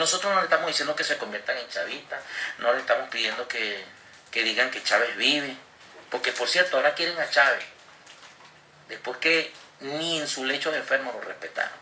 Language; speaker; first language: Spanish; native; Spanish